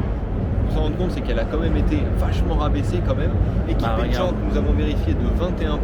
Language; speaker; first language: French; native; French